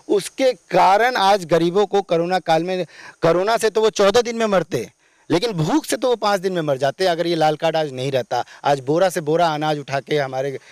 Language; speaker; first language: Hindi; native; Hindi